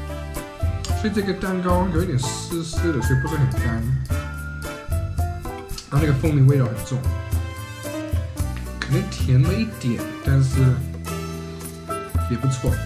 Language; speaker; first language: Chinese; non-native, fluent; English